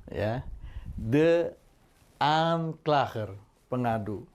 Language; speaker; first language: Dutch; non-native, fluent; Indonesian